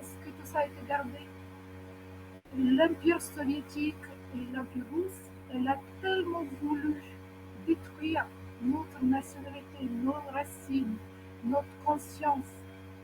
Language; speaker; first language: French; non-native, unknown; Ukrainian